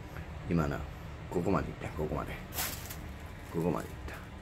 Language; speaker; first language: Japanese; native; Japanese